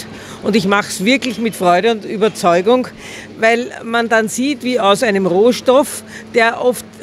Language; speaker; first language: German; native; German